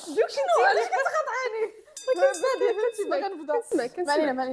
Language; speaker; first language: Arabic; native; Arabic